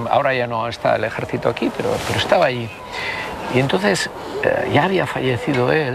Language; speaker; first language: Spanish; native; Spanish